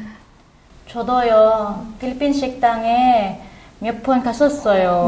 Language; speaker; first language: Korean; non-native, learner; Filipino